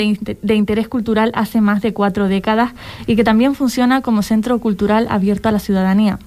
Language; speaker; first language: Spanish; native; Spanish